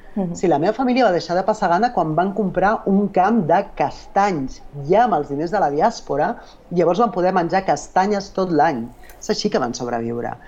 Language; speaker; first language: Catalan; non-native, local second language; Galician